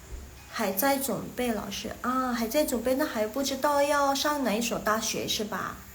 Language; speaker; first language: Chinese; non-native, fluent; Indonesian